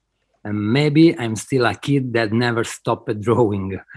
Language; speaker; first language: English; non-native, fluent; Spanish